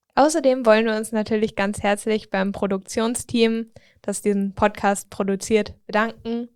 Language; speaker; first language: German; native; German